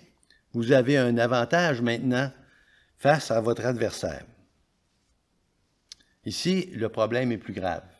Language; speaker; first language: French; native; French